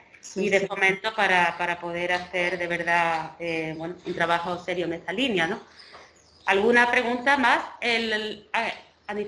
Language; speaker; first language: Spanish; native; Spanish